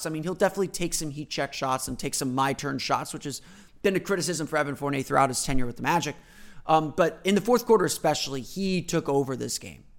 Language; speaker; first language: English; native; English